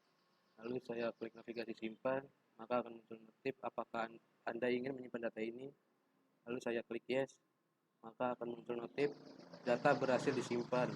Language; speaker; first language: Indonesian; native; Indonesian